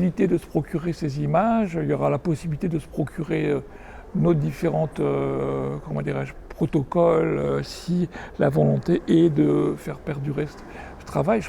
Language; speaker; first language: French; native; French